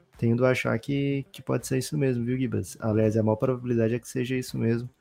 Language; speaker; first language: Portuguese; native; Portuguese